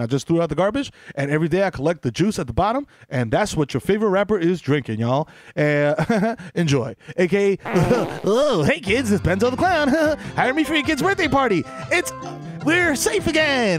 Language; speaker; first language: English; early bilingual, other home language; Spanish